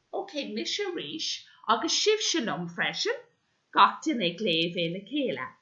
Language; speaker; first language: Irish; non-native, local second language; English